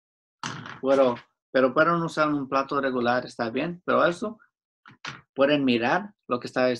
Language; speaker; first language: Spanish; early bilingual, heritage; Spanish